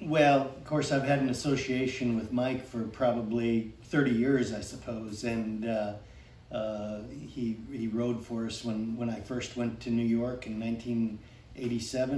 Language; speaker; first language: English; native; English